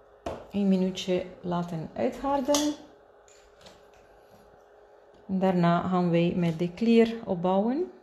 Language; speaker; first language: Dutch; non-native, fluent; Spanish